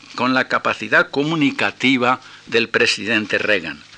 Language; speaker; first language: Spanish; native; Spanish